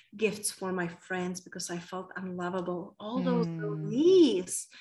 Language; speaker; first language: English; non-native, fluent; Czech